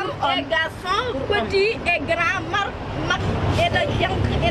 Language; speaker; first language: French; non-native, learner; Wolof